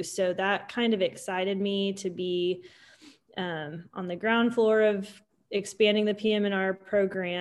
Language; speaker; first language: English; native; English